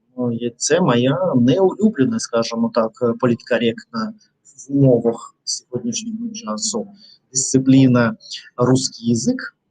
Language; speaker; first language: Ukrainian; non-native, learner; Russian